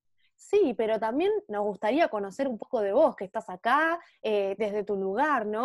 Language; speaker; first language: Spanish; native; Spanish